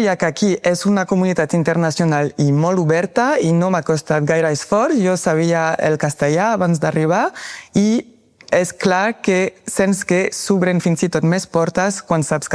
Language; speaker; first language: Catalan; non-native, fluent; French